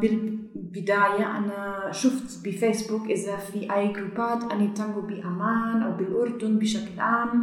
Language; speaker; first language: Arabic; non-native, learner; German